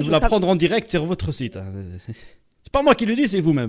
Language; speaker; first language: French; native; French